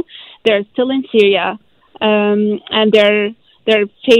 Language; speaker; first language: English; non-native, fluent; Arabic